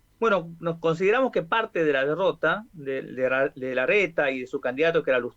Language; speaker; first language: Spanish; native; Spanish